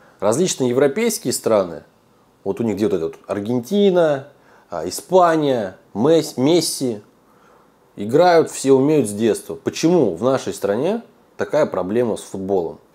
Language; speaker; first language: Russian; native; Russian